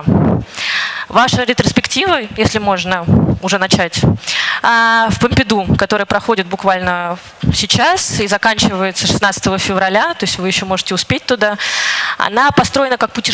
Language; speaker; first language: Russian; native; Russian